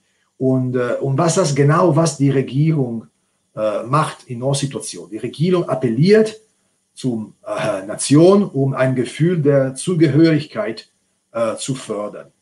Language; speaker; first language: German; non-native, fluent; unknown